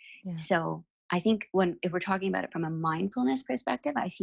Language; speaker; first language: English; native; English